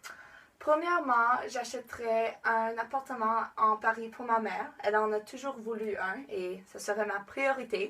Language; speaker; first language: French; non-native, learner; English